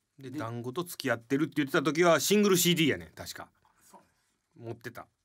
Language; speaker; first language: Japanese; native; Japanese